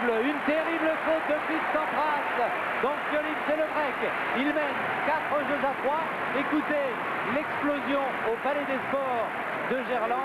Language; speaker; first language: French; native; French